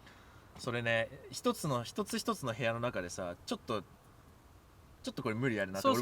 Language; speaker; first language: Japanese; native; Japanese